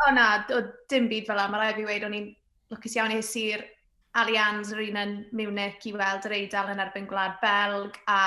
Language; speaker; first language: Welsh; native; Welsh